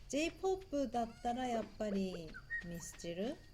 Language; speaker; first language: Japanese; native; Japanese